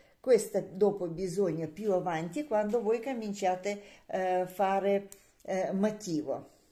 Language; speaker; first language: Italian; non-native, learner; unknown